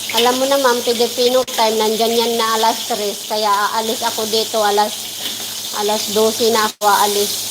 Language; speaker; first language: Filipino; non-native, local second language; Waray